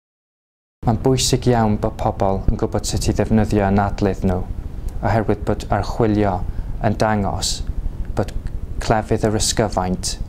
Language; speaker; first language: Welsh; non-native, local second language; English